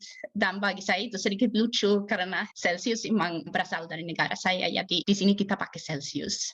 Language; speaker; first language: Indonesian; non-native, fluent; Swedish